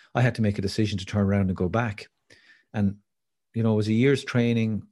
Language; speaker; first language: English; native; English